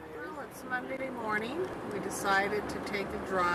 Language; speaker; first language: English; native; English